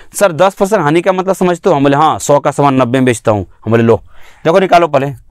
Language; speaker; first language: Hindi; native; Hindi